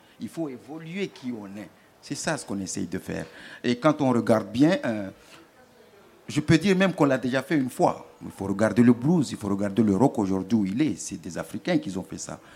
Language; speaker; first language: French; non-native, local second language; Comorian